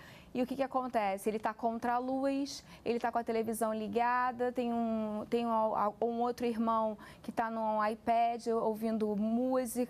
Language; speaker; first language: Portuguese; native; Portuguese